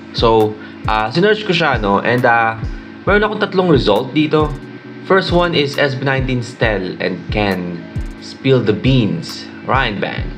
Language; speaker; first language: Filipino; native; Filipino